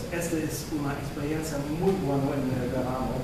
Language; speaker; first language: Spanish; non-native, fluent; German